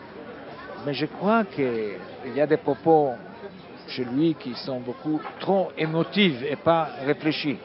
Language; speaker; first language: French; non-native, fluent; Hebrew